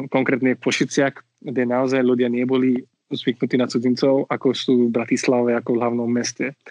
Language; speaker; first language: Slovak; non-native, fluent; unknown